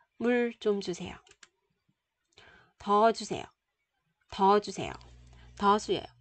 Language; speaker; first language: Korean; non-native, fluent; Vietnamese